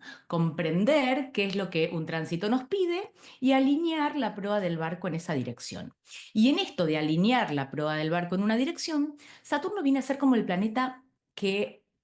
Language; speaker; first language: Spanish; native; Spanish